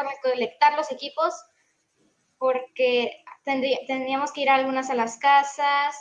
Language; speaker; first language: Spanish; native; Spanish